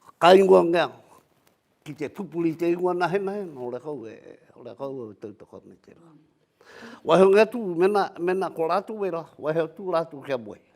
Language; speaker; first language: Māori; native; Māori